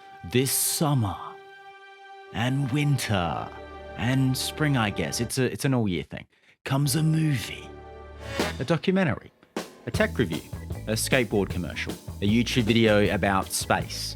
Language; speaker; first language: English; native; English